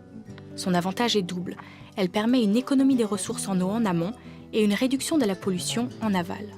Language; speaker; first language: French; native; French